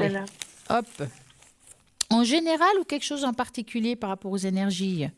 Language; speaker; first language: French; native; French